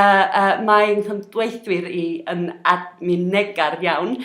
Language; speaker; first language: Welsh; non-native, learner; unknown